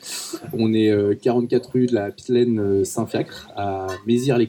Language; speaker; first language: French; native; French